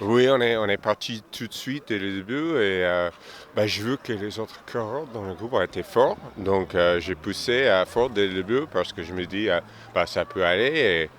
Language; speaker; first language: French; non-native, fluent; English